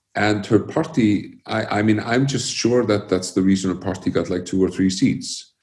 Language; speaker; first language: English; early bilingual, other home language; Icelandic